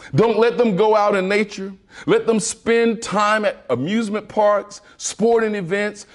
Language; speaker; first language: English; native; English